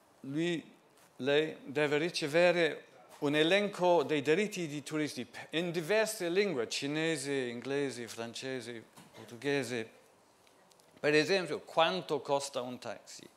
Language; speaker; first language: Italian; non-native, fluent; English